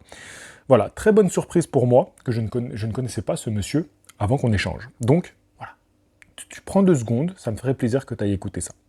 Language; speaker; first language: French; native; French